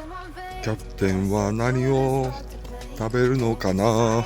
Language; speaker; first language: Japanese; native; Japanese